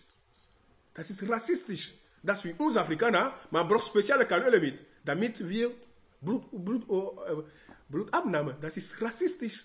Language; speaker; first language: German; non-native, learner; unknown